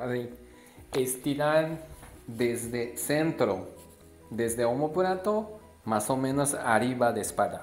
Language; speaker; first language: Spanish; non-native, learner; Japanese